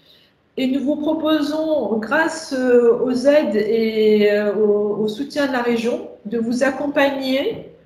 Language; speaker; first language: French; native; French